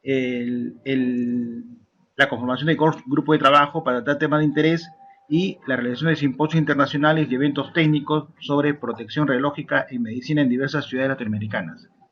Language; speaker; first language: Spanish; native; Spanish